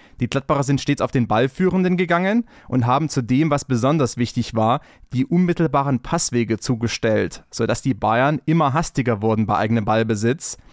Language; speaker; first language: German; native; German